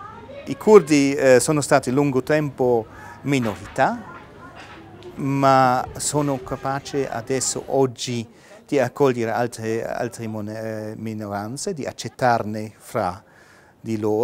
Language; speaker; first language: Italian; non-native, fluent; German